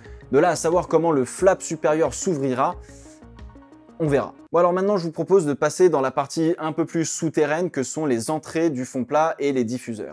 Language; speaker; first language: French; native; French